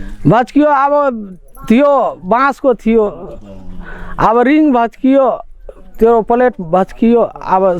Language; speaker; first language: Nepali; non-native, local second language; Maithili